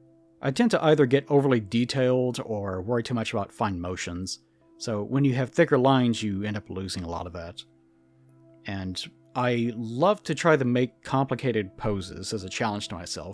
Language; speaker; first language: English; native; English